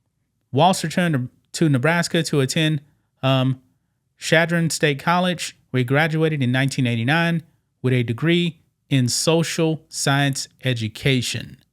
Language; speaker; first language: English; native; English